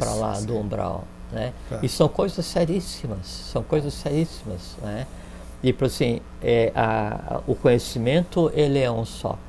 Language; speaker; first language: Portuguese; native; Portuguese